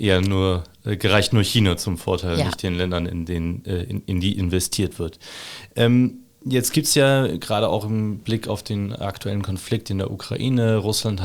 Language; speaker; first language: German; native; German